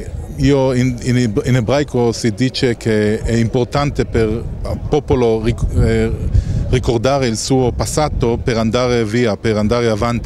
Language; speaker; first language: Italian; non-native, learner; Hebrew